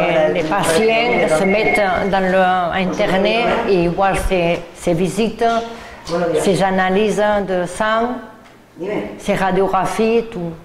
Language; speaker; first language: French; non-native, learner; Spanish